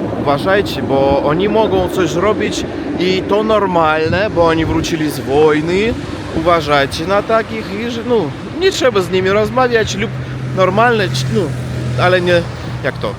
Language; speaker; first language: Polish; non-native, learner; Russian